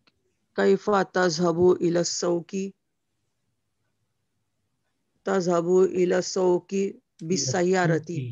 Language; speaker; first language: Arabic; non-native, learner; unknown